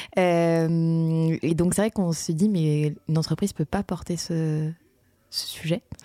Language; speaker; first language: French; native; French